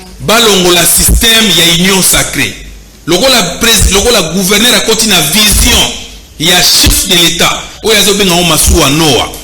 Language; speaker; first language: Lingala; native; Lingala